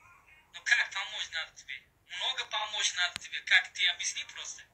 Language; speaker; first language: Russian; non-native, learner; Uzbek